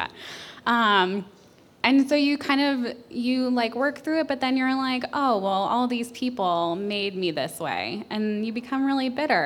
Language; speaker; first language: English; native; English